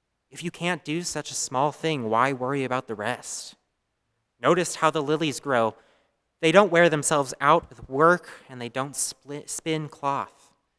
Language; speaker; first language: English; native; English